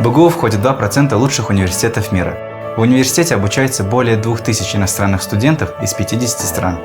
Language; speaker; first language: Russian; native; Russian